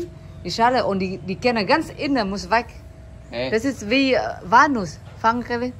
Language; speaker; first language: German; non-native, learner; Vietnamese